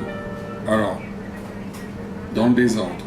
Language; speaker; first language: French; non-native, fluent; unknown